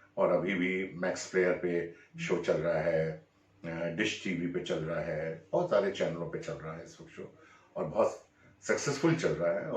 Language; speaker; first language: Hindi; native; Hindi